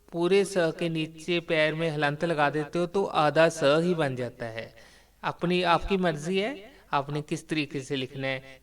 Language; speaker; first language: Hindi; non-native, local second language; Punjabi